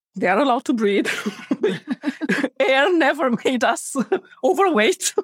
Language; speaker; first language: English; non-native, fluent; Romanian